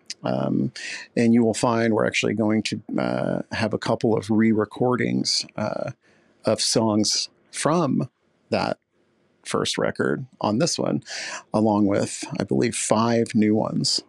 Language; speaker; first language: English; native; English